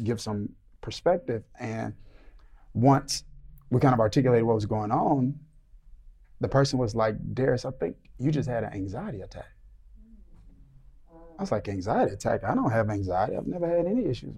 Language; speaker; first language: English; native; English